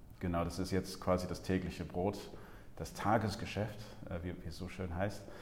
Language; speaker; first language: German; non-native, fluent; English